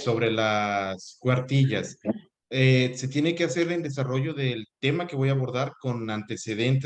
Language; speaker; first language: Spanish; native; Spanish